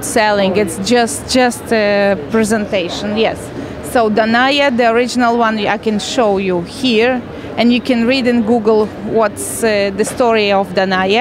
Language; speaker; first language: English; non-native, learner; Russian